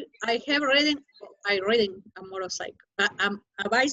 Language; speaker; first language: English; non-native, learner; Spanish